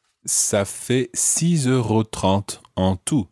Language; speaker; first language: French; non-native, fluent; English